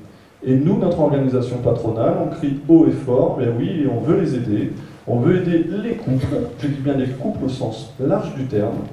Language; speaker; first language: French; native; French